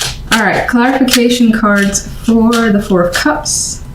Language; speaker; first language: English; native; English